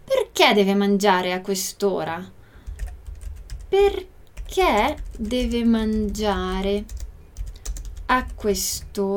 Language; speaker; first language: Italian; non-native, fluent; Portuguese